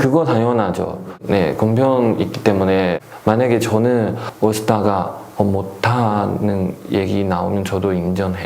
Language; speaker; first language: Korean; non-native, learner; Chinese